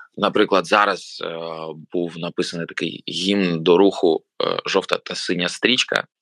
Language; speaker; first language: Ukrainian; non-native, local second language; Russian